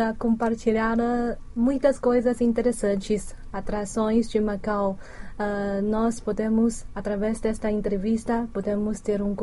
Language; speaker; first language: Portuguese; non-native, fluent; Chinese